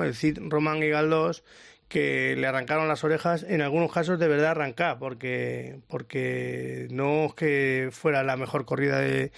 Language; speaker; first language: Spanish; native; Spanish